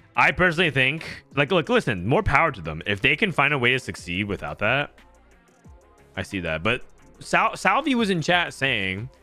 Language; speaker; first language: English; native; English